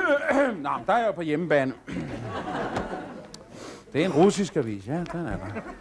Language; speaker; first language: Danish; native; Danish